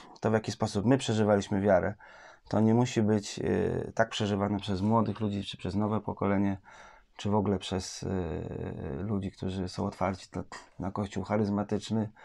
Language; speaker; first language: Polish; native; Polish